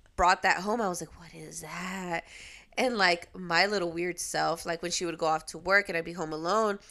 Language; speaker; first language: English; native; English